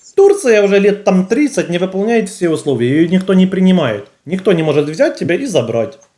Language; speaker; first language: Russian; native; Russian